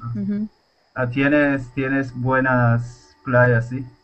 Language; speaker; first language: Spanish; non-native, learner; Turkish